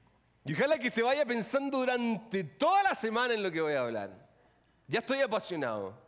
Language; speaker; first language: Spanish; native; Spanish